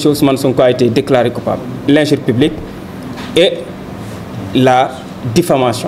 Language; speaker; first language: French; non-native, local second language; Wolof